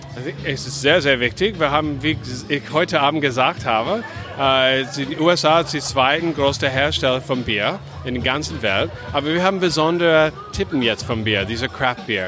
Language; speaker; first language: German; non-native, fluent; English